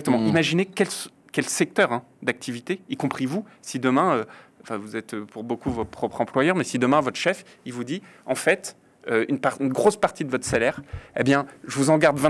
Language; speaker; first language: French; native; French